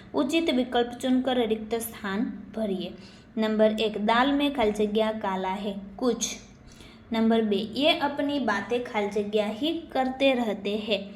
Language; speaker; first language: Hindi; non-native, local second language; Gujarati